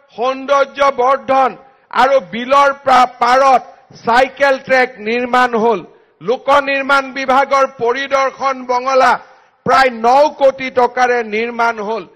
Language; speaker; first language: Assamese; native; Assamese